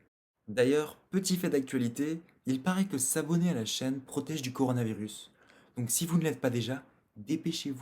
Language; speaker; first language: French; native; French